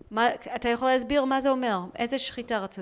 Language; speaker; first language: Hebrew; native; Hebrew